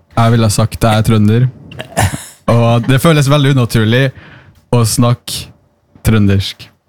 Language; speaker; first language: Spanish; non-native, fluent; Norwegian